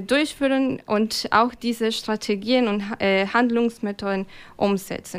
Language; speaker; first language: German; non-native, fluent; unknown